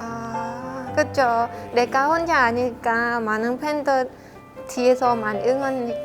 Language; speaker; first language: Korean; non-native, learner; Khmer